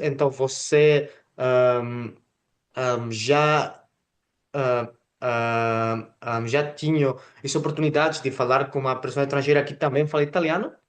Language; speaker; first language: Portuguese; non-native, fluent; Spanish